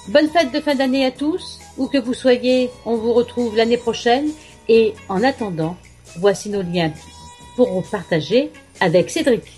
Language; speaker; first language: French; native; French